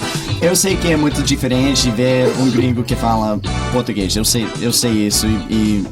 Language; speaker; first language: Portuguese; non-native, fluent; English